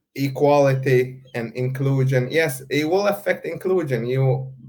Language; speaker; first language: English; non-native, fluent; Arabic